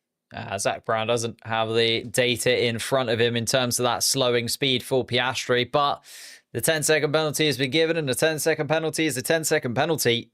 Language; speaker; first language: English; native; English